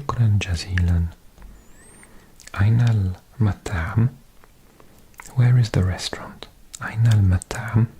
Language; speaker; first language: Arabic; non-native, learner; English